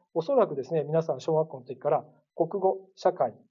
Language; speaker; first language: Japanese; native; Japanese